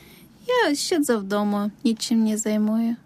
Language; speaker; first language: Polish; non-native, learner; Russian